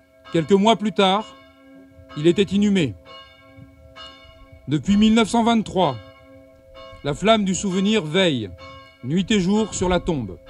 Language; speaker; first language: French; native; French